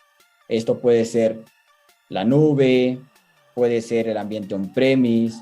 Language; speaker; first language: Spanish; native; Spanish